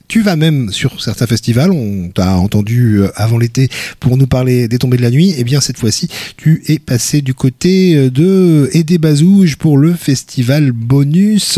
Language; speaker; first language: French; native; French